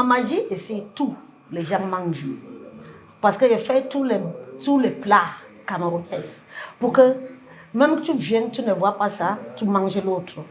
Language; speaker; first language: French; non-native, learner; English